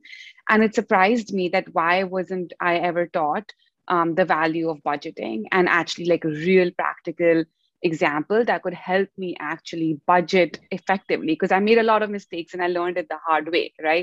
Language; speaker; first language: English; non-native, local second language; Hindi